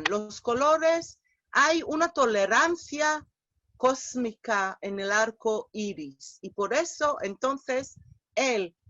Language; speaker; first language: Spanish; non-native, fluent; Hebrew